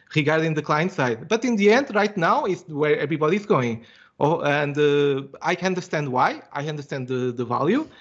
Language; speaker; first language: English; non-native, fluent; Portuguese